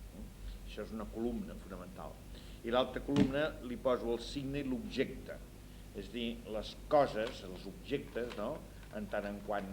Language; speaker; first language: Catalan; native; Catalan